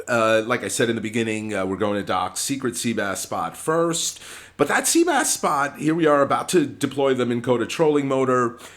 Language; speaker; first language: English; native; English